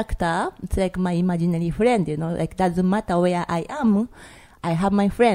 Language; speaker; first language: English; non-native, learner; Japanese